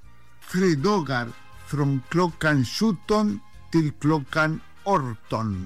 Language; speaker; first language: Swedish; non-native, fluent; Spanish